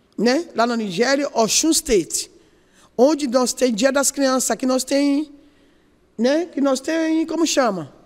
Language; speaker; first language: Portuguese; non-native, learner; Yoruba